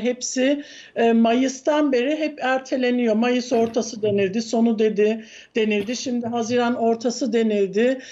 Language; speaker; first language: Turkish; early bilingual, heritage; Turkish